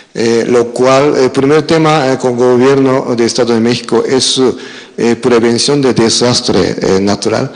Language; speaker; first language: Spanish; non-native, fluent; Japanese